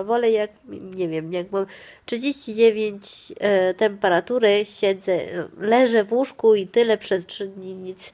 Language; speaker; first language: Polish; non-native, fluent; Italian